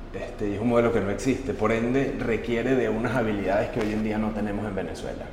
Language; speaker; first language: Spanish; native; Spanish